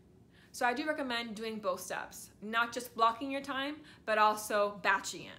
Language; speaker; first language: English; native; English